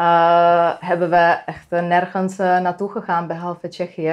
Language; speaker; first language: Dutch; non-native, fluent; Czech